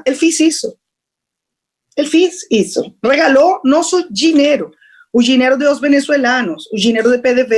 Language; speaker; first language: Portuguese; non-native, fluent; Spanish